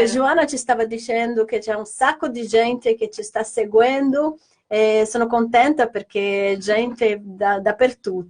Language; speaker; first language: Italian; non-native, fluent; Portuguese